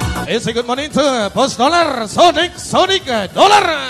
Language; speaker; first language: English; non-native, learner; Indonesian